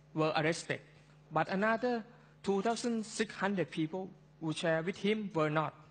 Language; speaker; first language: English; non-native, fluent; Thai